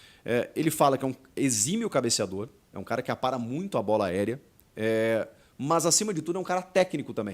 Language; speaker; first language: Portuguese; native; Portuguese